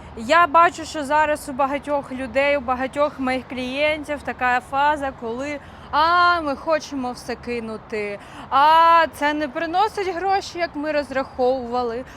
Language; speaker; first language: Ukrainian; non-native, local second language; Russian